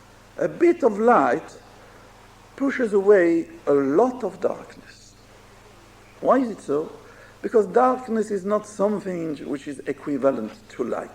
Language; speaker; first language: English; non-native, fluent; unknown